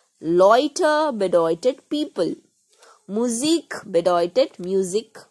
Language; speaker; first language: German; non-native, learner; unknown